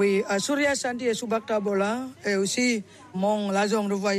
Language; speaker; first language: French; non-native, learner; Balinese